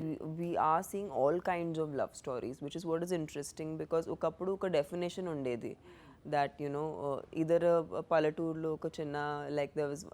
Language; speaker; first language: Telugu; non-native, fluent; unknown